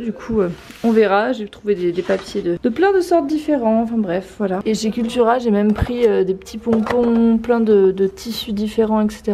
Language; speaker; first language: French; native; French